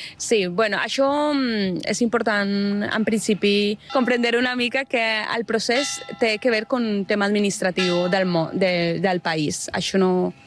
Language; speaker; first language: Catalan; non-native, learner; Spanish